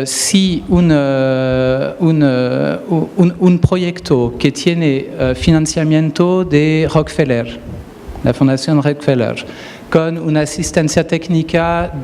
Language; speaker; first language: Spanish; non-native, fluent; French